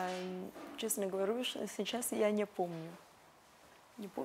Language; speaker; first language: Russian; non-native, fluent; Vietnamese